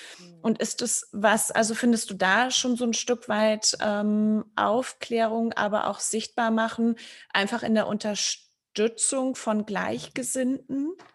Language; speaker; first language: German; native; German